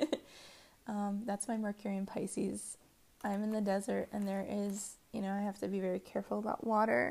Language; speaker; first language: English; native; English